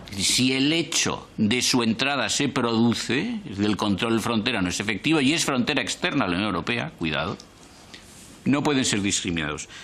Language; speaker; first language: Spanish; native; Spanish